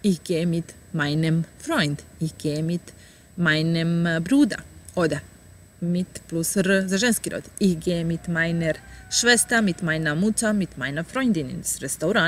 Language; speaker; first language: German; non-native, fluent; Serbian